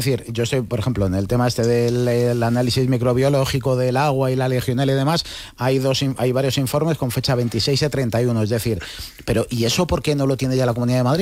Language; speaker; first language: Spanish; native; Spanish